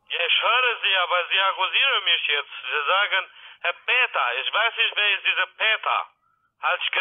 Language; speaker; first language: German; non-native, learner; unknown